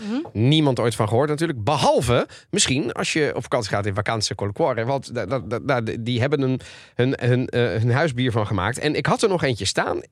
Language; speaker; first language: Dutch; early bilingual, other home language; Italian